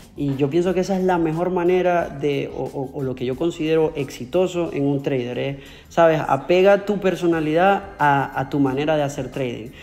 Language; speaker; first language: Spanish; native; Spanish